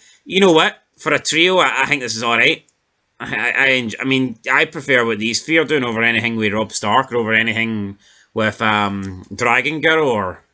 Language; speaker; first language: English; native; English